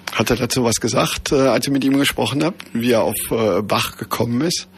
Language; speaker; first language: German; native; German